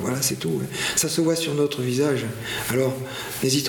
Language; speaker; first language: French; native; French